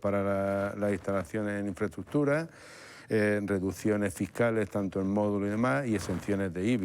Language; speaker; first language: Spanish; native; Spanish